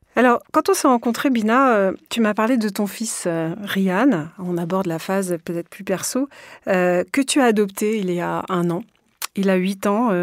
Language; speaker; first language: French; native; French